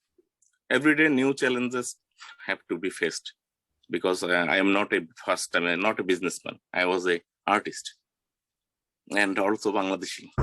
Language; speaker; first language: English; non-native, learner; Bangla